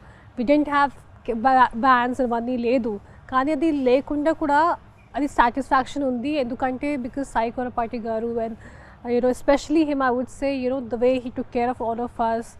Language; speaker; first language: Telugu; non-native, fluent; Hindi